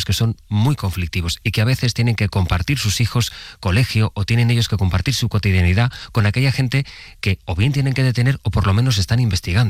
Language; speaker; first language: Spanish; native; Spanish